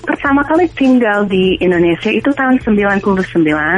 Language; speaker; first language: Indonesian; non-native, fluent; English